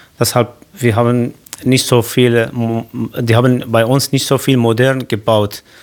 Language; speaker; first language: German; non-native, learner; Kurdish